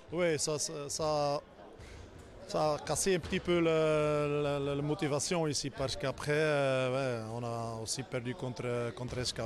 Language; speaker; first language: French; non-native, fluent; Dutch